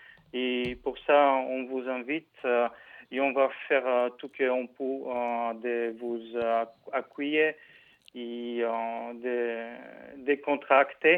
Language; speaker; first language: French; non-native, fluent; Bulgarian